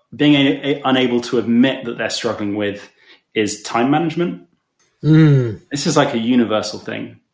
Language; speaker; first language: English; native; English